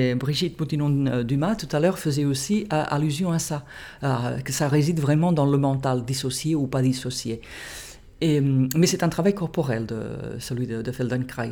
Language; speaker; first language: French; non-native, fluent; Catalan